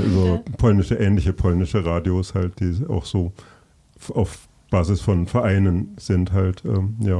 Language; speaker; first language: German; native; German